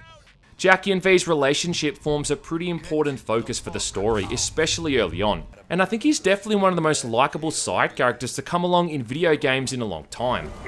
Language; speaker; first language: English; native; English